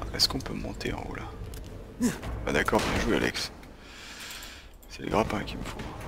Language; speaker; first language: French; native; French